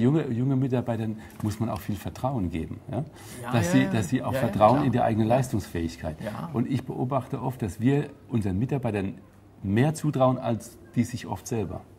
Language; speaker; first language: German; native; German